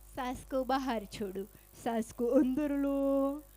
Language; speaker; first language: Hindi; non-native, local second language; Gujarati